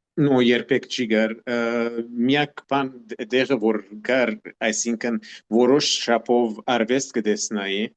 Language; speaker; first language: Armenian; native; Armenian